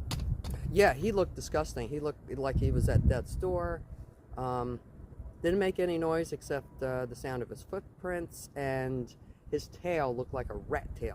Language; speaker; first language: English; native; English